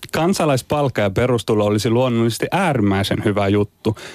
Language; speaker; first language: Finnish; native; Finnish